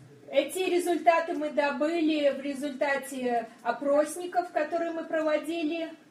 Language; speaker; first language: Russian; native; Russian